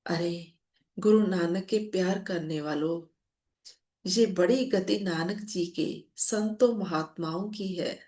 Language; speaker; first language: Hindi; non-native, local second language; Punjabi